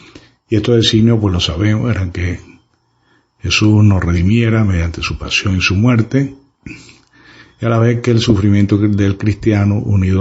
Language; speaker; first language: Spanish; native; Spanish